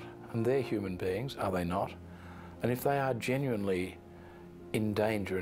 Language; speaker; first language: English; native; English